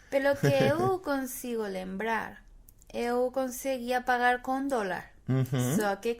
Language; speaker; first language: Portuguese; non-native, fluent; Spanish